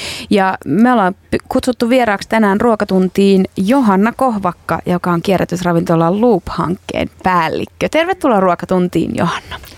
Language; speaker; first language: Finnish; native; Finnish